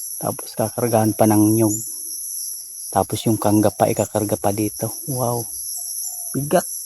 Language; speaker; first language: Filipino; non-native, local second language; Bikol